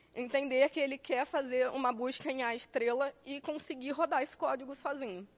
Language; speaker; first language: Portuguese; native; Portuguese